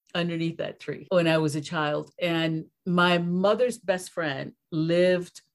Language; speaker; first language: English; early bilingual, other home language; Spanish